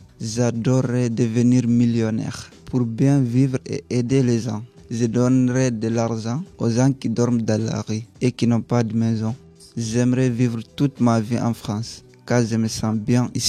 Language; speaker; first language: French; non-native, learner; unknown